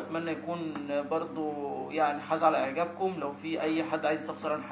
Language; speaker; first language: Arabic; native; Arabic